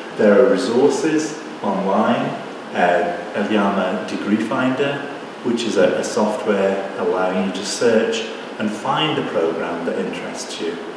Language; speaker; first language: English; native; English